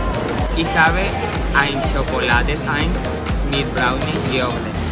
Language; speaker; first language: German; non-native, learner; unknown